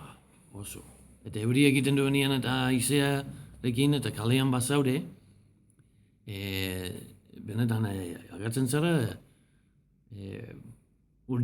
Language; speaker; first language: Basque; non-native, learner; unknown